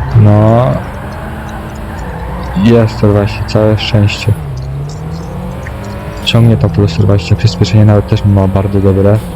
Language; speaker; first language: Polish; native; Polish